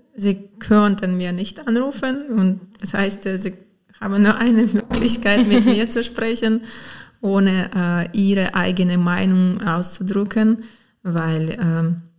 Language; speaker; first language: German; non-native, fluent; Ukrainian